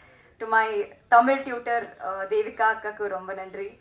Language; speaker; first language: Tamil; non-native, learner; Telugu